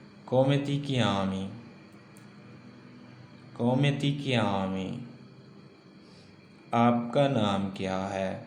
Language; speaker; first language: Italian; non-native, learner; Urdu